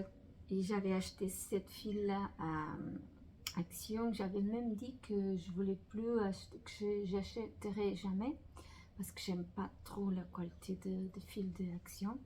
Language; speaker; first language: French; non-native, fluent; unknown